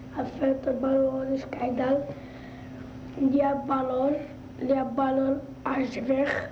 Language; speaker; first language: Dutch; early bilingual, other home language; Arabic